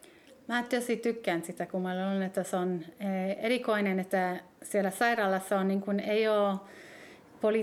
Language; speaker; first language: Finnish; early bilingual, heritage; Hebrew